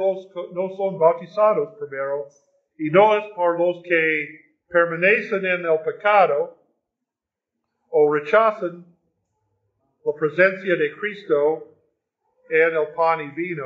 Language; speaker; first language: Spanish; non-native, fluent; English